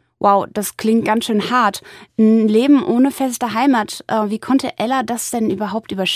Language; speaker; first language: German; native; German